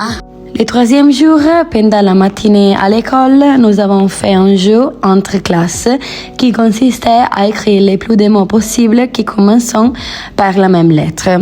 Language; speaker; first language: French; non-native, learner; Italian